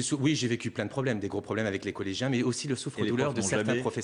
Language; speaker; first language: French; native; French